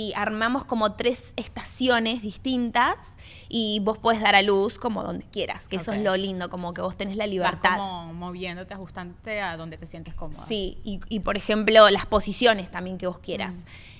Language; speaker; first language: Spanish; native; Spanish